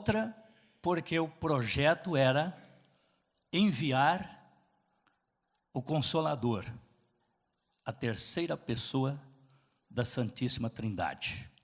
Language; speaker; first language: Portuguese; native; Portuguese